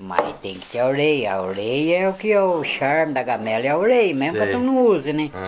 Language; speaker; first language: Portuguese; native; Portuguese